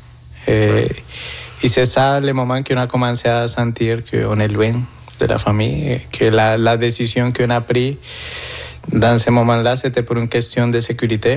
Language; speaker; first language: French; non-native, fluent; Spanish